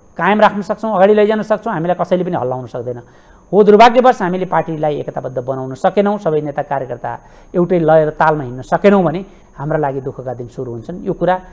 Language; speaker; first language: Nepali; native; Nepali